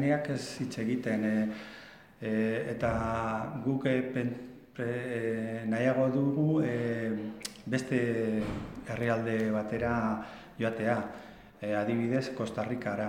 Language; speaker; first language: Basque; non-native, learner; Spanish